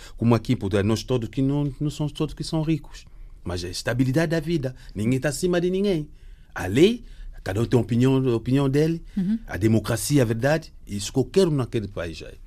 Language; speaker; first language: Portuguese; non-native, learner; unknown